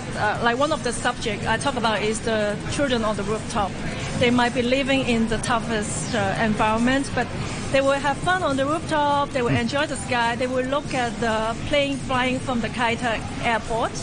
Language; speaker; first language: English; non-native, local second language; Cantonese